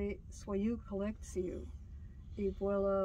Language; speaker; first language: Russian; non-native, learner; English